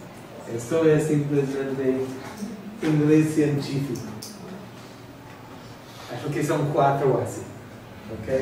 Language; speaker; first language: Portuguese; non-native, fluent; English